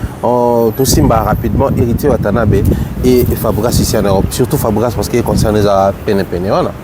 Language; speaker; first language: French; non-native, local second language; Lingala